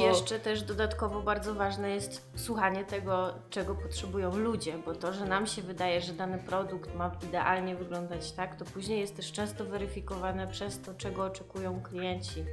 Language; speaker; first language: Polish; native; Polish